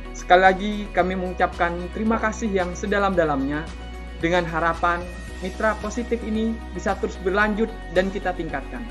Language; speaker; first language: Indonesian; native; Indonesian